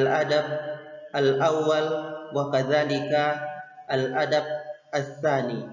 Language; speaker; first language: Arabic; non-native, fluent; Indonesian